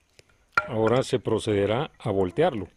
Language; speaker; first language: Spanish; native; Spanish